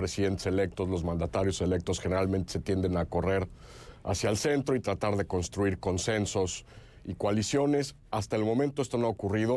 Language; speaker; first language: Spanish; native; Spanish